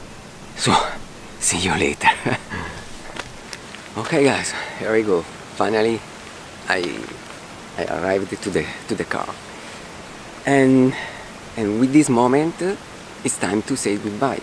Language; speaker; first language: English; non-native, fluent; Italian